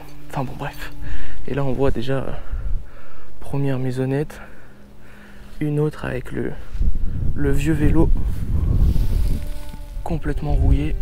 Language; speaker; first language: French; native; French